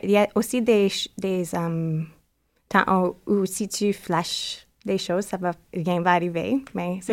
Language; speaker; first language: French; non-native, learner; English